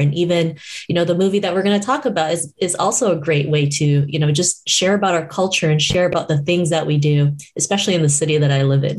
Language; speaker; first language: English; native; English